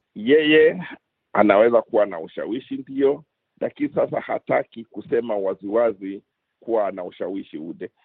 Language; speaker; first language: Swahili; non-native, local second language; Luyia